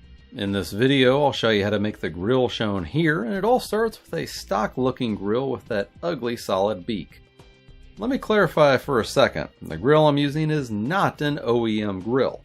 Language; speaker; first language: English; native; English